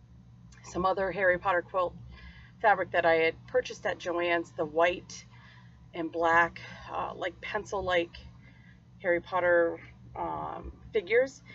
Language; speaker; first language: English; native; English